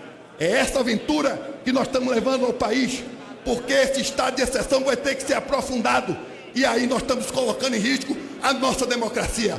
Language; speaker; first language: Portuguese; native; Portuguese